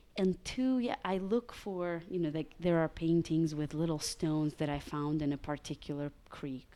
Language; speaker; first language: English; early bilingual, other home language; Russian